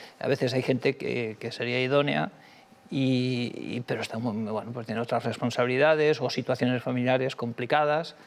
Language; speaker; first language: Spanish; native; Spanish